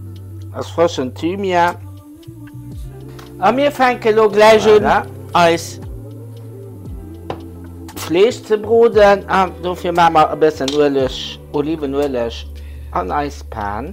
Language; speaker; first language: German; non-native, learner; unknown